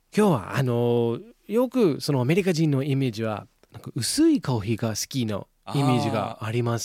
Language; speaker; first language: Japanese; non-native, fluent; English